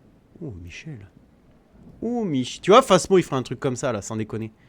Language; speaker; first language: French; native; French